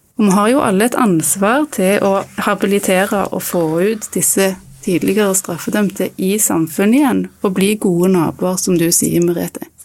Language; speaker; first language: Norwegian; native; Norwegian